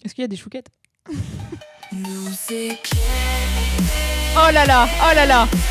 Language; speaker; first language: French; native; French